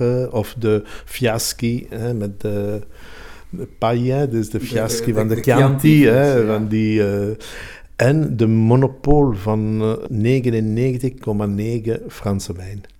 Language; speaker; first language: Dutch; non-native, local second language; Italian